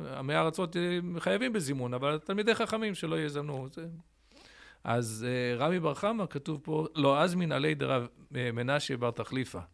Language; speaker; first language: Hebrew; early bilingual, other home language; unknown